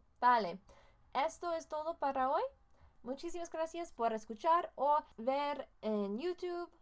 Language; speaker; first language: Spanish; non-native, learner; English